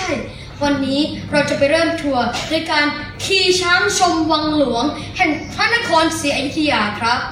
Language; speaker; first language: Thai; early bilingual, heritage; Thai